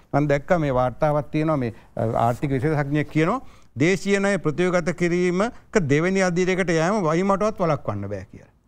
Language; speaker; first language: Sinhala; native; Sinhala